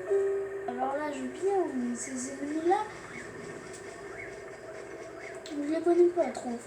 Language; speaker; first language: French; native; French